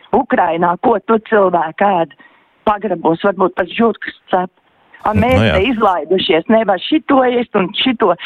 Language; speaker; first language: Latvian; native; Latvian